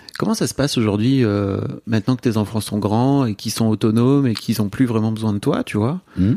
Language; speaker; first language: French; native; French